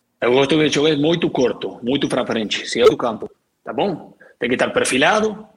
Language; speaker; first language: Portuguese; non-native, learner; Spanish